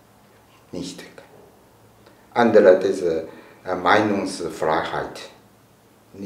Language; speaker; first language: German; non-native, learner; Chinese